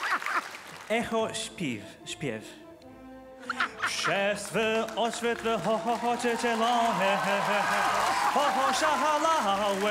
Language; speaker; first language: Polish; non-native, learner; Portuguese